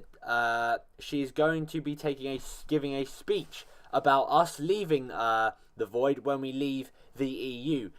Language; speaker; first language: English; native; English